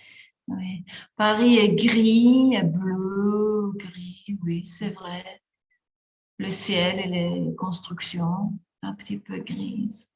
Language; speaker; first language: French; non-native, fluent; Spanish